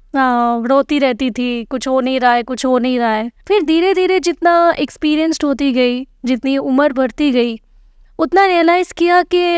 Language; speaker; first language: Hindi; non-native, local second language; Bangla